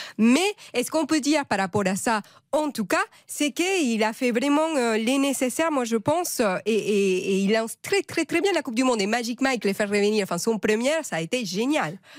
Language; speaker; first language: French; non-native, fluent; Spanish